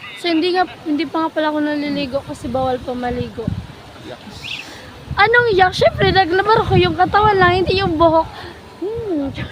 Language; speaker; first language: Filipino; non-native, local second language; Bikol